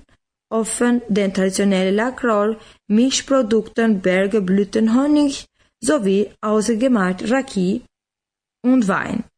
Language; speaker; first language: German; non-native, learner; Albanian